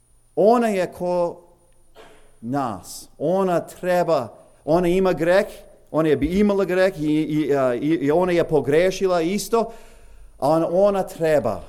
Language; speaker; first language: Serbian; early bilingual, heritage; English